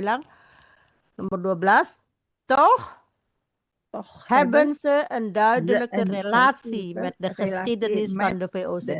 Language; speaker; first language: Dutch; non-native, fluent; Indonesian